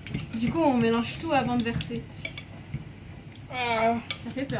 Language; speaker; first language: French; native; French